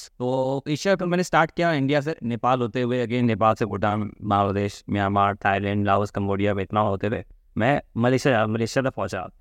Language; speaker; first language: Hindi; native; Hindi